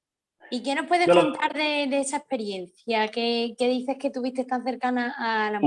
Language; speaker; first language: Spanish; native; Spanish